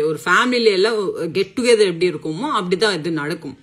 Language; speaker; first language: Tamil; non-native, local second language; Assamese